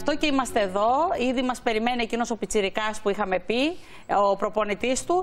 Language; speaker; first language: Greek; native; Greek